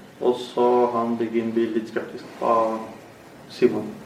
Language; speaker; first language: Norwegian; non-native, learner; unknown